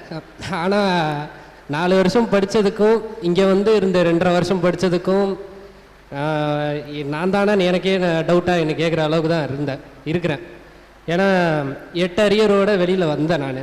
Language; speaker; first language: Tamil; native; Tamil